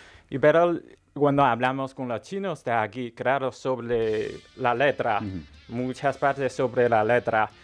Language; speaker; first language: Spanish; non-native, learner; Chinese